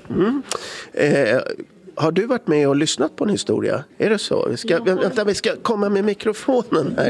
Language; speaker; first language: Swedish; native; Swedish